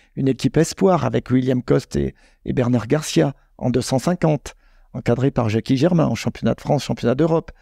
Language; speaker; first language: French; native; French